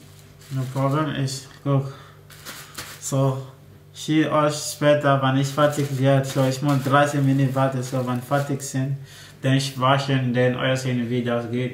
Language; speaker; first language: German; non-native, learner; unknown